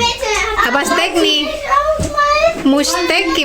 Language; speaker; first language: German; non-native, learner; Indonesian